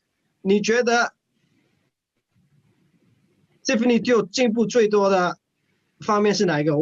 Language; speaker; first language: Chinese; early bilingual, heritage; English